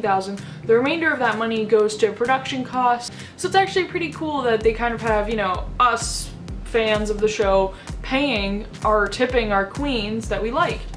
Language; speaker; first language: English; native; English